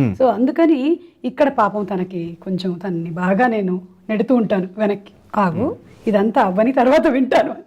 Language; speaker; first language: Telugu; non-native, local second language; Malayalam